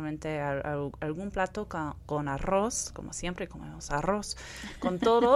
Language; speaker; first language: Spanish; non-native, fluent; English